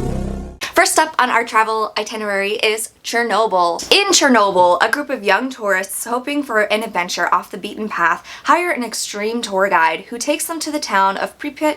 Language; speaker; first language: English; native; English